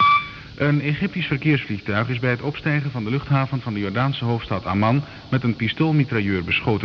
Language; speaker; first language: Dutch; native; Dutch